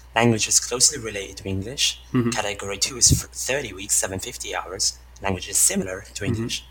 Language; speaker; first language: English; non-native, fluent; Estonian